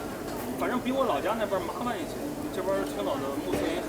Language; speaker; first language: Chinese; native; Chinese